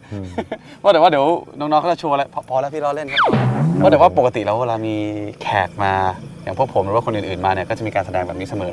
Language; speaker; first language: Thai; native; Thai